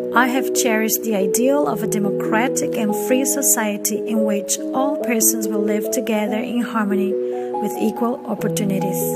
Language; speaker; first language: English; non-native, fluent; Portuguese